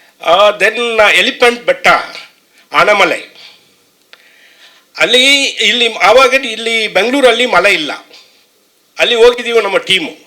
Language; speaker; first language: Kannada; non-native, learner; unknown